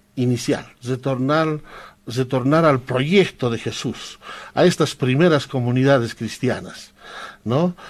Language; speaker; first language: Spanish; non-native, local second language; Quechua